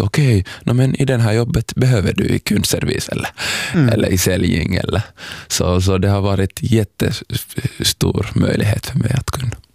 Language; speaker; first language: Swedish; non-native, local second language; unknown